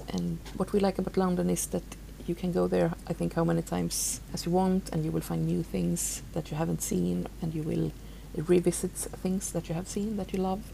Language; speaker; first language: English; non-native, fluent; Swedish